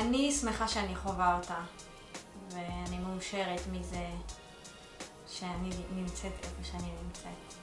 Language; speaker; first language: Hebrew; early bilingual, other home language; Russian